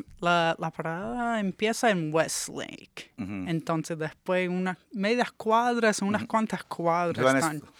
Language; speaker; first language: Spanish; early bilingual, heritage; English